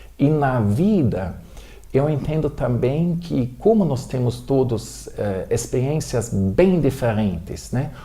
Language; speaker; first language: Portuguese; non-native, fluent; German